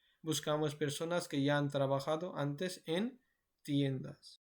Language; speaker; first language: Spanish; non-native, learner; Urdu